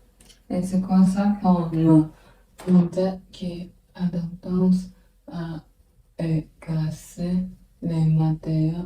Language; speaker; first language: French; non-native, learner; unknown